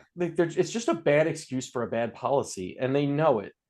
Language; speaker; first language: English; native; English